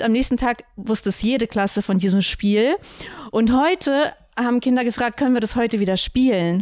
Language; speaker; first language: German; native; German